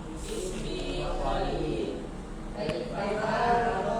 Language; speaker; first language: Arabic; non-native, learner; Indonesian